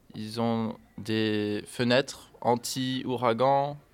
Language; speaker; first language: French; non-native, fluent; English